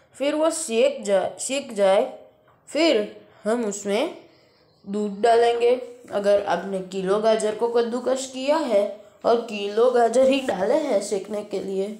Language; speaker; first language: Hindi; native; Hindi